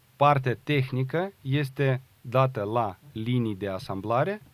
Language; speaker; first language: Romanian; non-native, local second language; Russian